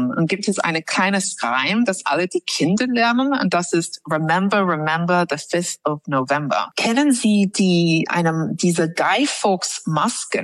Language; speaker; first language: German; non-native, fluent; English